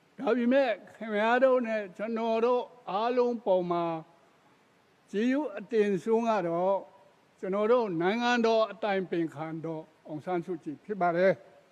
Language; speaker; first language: Burmese; non-native, local second language; Tedim Chin